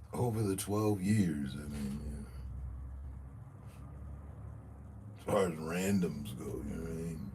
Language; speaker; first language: English; native; English